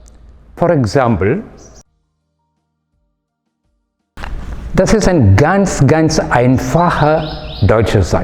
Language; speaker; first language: German; non-native, fluent; Malayalam